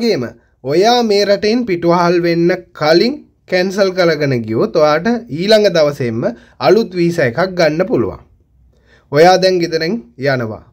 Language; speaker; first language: Sinhala; native; Sinhala